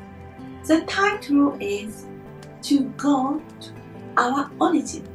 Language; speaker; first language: English; non-native, learner; Japanese